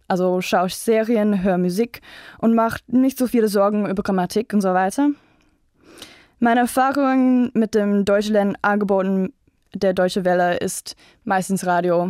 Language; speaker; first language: German; non-native, fluent; English